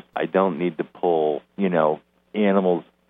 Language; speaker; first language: English; native; English